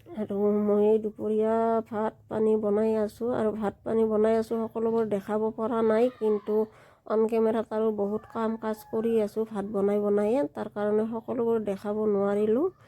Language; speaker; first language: Assamese; native; Assamese